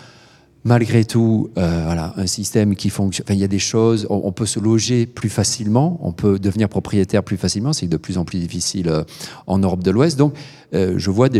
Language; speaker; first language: French; native; French